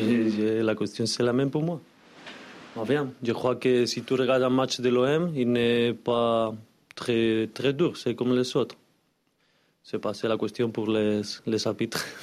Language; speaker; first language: French; non-native, learner; Spanish